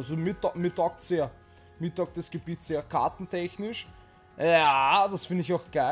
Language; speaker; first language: German; native; German